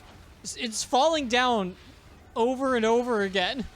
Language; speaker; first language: English; native; English